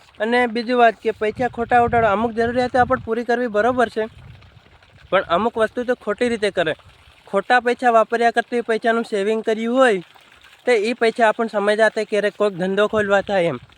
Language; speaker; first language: Gujarati; non-native, local second language; Bhili